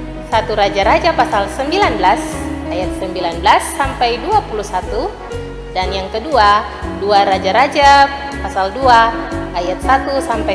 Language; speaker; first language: Indonesian; native; Indonesian